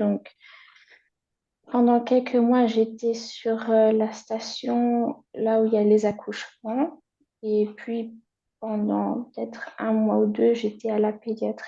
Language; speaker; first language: French; non-native, fluent; German